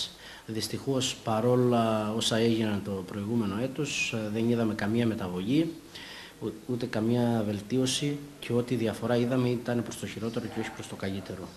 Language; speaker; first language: Greek; native; Greek